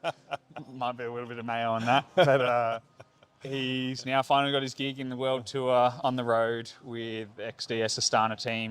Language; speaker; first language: English; native; English